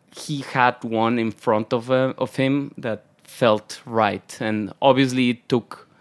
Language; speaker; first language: English; non-native, fluent; Spanish